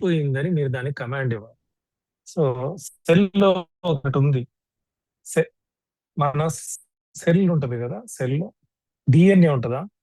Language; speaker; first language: Telugu; native; Telugu